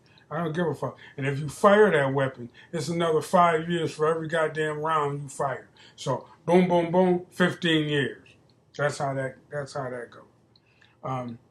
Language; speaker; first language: English; native; English